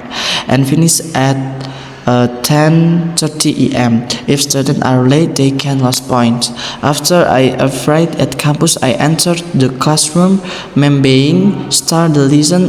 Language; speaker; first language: English; non-native, learner; Indonesian